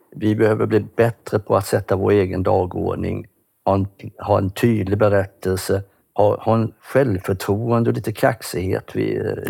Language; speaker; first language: Swedish; native; Swedish